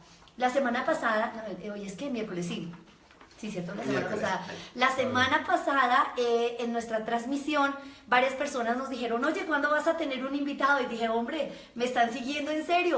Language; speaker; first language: Spanish; native; Spanish